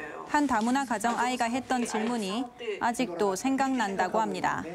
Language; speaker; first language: Korean; native; Korean